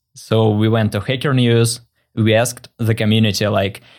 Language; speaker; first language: English; non-native, fluent; Russian